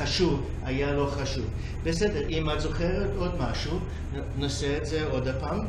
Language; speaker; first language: Hebrew; early bilingual, heritage; English